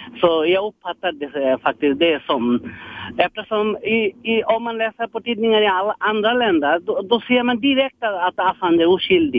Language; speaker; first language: Swedish; non-native, fluent; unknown